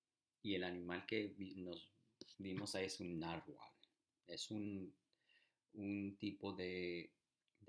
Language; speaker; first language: Spanish; early bilingual, heritage; Spanish